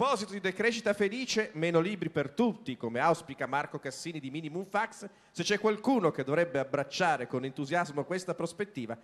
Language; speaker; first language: Italian; native; Italian